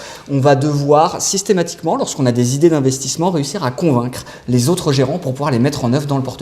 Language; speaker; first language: French; native; French